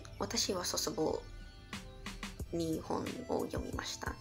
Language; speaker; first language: Japanese; non-native, learner; English